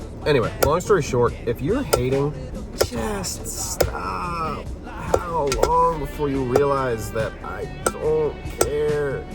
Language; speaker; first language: English; native; English